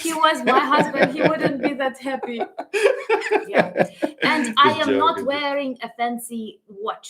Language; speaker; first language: English; non-native, fluent; Ukrainian